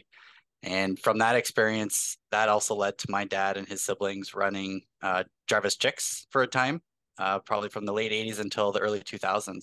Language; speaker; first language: English; native; English